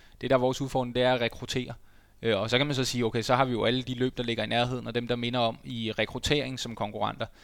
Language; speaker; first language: Danish; native; Danish